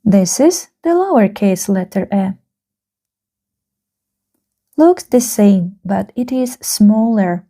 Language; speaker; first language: English; non-native, fluent; Russian